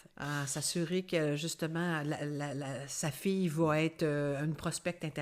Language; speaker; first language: French; native; French